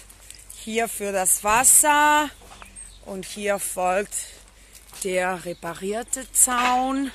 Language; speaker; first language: German; non-native, learner; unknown